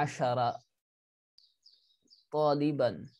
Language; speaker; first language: Arabic; non-native, fluent; Urdu